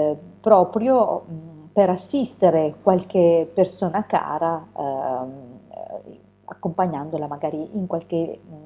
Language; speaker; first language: Italian; native; Italian